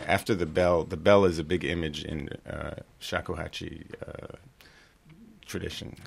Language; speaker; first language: English; native; English